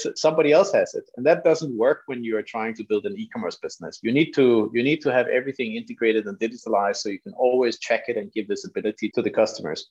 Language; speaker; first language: English; non-native, fluent; Danish